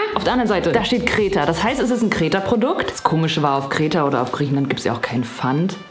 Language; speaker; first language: German; early bilingual, other home language; Polish